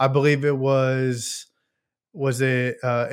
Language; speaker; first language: English; native; English